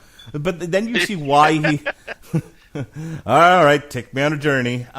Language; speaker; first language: English; native; English